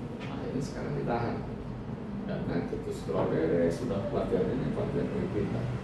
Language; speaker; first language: Indonesian; non-native, local second language; Sundanese